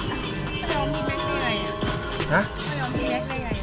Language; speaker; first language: Thai; native; Thai